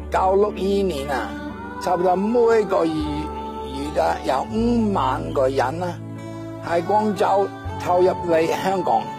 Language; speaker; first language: Cantonese; non-native, fluent; English